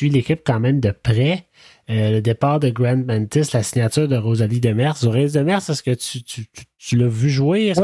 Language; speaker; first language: French; native; French